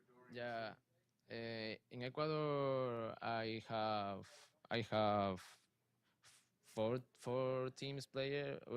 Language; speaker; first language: English; non-native, learner; Spanish